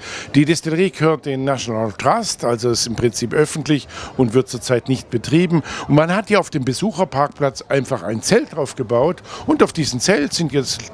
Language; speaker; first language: German; native; German